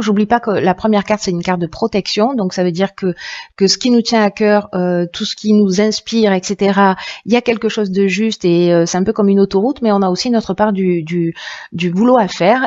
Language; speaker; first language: French; native; French